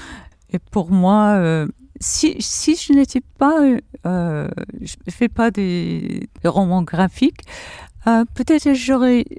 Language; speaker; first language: French; non-native, fluent; English